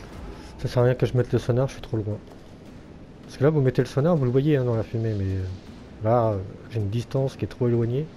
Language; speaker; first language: French; native; French